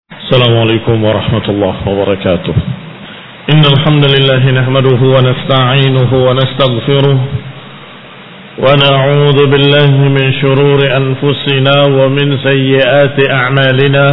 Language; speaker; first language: Arabic; non-native, fluent; Indonesian